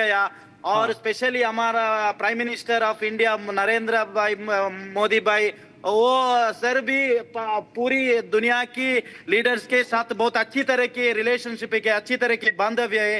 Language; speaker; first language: Hindi; non-native, local second language; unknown